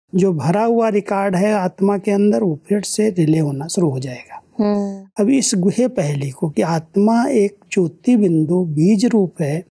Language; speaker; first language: Hindi; native; Hindi